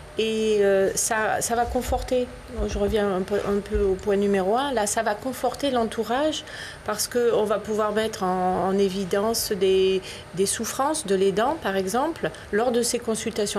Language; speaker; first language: French; native; French